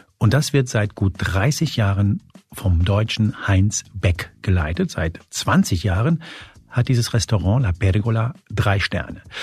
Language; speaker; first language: German; early bilingual, other home language; Spanish